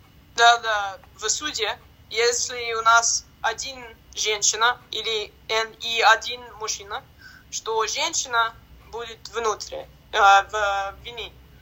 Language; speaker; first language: Russian; non-native, learner; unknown